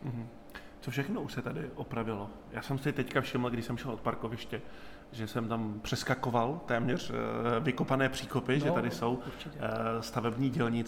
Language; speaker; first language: Czech; native; Czech